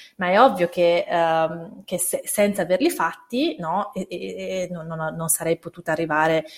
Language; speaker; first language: Italian; early bilingual, other home language; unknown